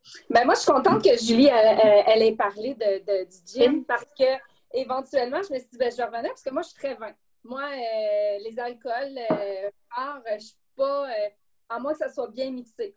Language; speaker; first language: French; native; French